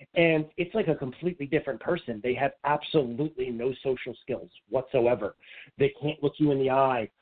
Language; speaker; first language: English; native; English